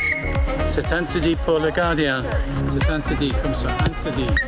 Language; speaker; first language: French; non-native, learner; English